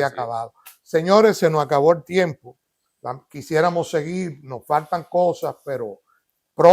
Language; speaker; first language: Spanish; native; Spanish